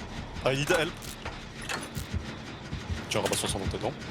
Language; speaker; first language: French; native; French